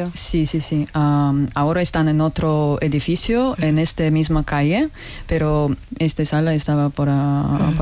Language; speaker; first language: Spanish; non-native, learner; Russian